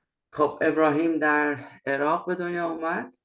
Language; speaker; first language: Persian; native; Persian